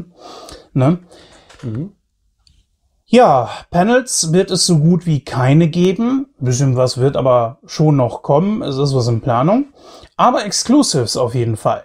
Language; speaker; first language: German; native; German